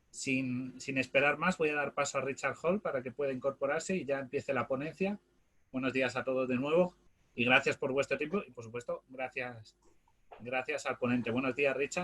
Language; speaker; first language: Spanish; native; Spanish